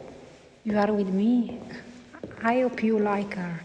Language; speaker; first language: English; non-native, learner; Italian